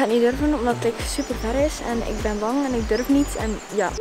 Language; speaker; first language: Dutch; native; Dutch